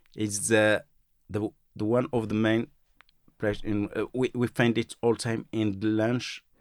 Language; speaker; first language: English; non-native, learner; Arabic